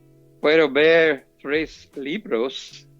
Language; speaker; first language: Spanish; non-native, learner; English